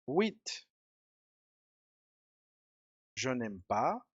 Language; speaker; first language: French; non-native, fluent; Spanish